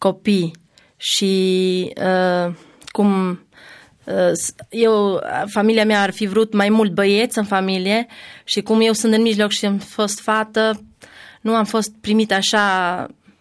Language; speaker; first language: Romanian; non-native, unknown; Albanian